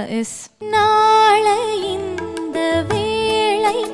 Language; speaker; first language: Tamil; non-native, local second language; Malayalam